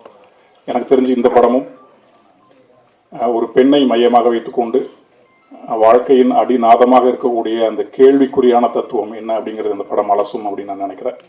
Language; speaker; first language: Tamil; native; Tamil